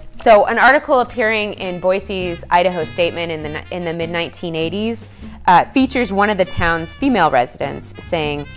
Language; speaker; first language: English; native; English